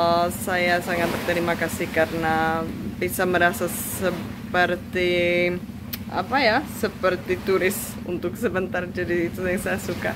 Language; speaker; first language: Indonesian; non-native, fluent; Czech